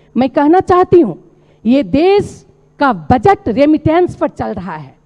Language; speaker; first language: Hindi; non-native, local second language; Maithili